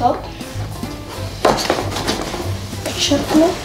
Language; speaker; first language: Persian; early bilingual, heritage; Persian